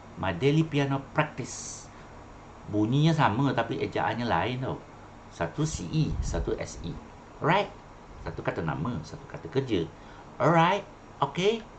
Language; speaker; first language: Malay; non-native, local second language; Chinese